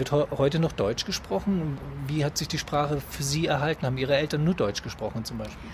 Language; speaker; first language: German; native; German